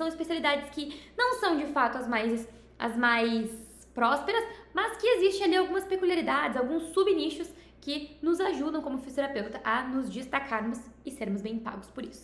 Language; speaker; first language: Portuguese; native; Portuguese